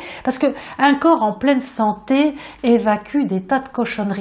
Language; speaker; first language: French; native; French